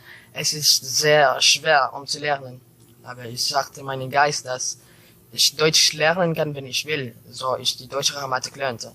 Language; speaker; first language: German; non-native, learner; Filipino